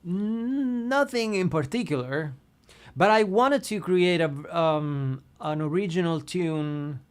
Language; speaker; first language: English; non-native, fluent; Italian